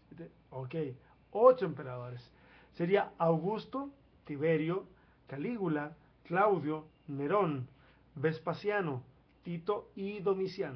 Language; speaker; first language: Spanish; native; Spanish